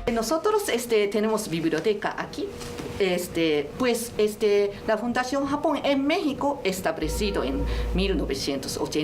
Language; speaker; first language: Spanish; non-native, learner; Japanese